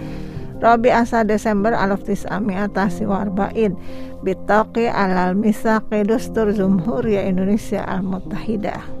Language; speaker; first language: Arabic; non-native, fluent; Indonesian